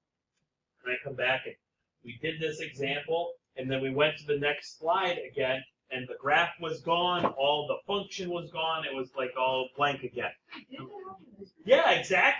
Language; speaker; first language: English; native; English